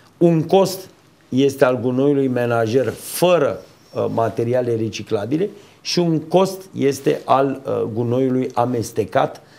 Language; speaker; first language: Romanian; native; Romanian